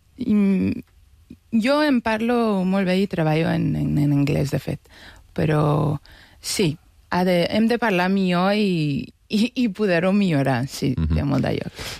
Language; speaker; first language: Catalan; non-native, fluent; Persian